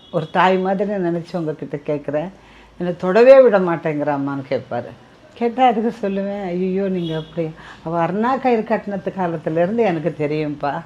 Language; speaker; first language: Tamil; non-native, local second language; Telugu